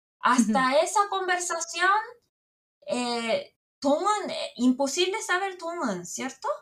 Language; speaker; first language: Spanish; non-native, fluent; Korean